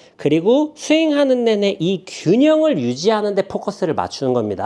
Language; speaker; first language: Korean; native; Korean